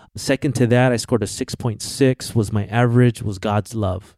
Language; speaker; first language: English; early bilingual, other home language; Filipino